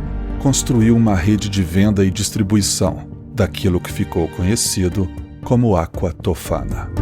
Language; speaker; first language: Portuguese; native; Portuguese